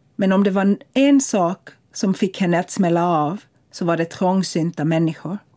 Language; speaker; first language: Swedish; non-native, fluent; English